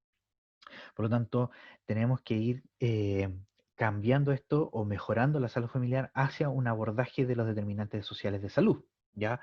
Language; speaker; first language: Spanish; native; Spanish